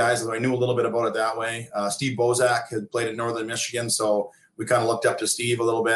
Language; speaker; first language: English; native; English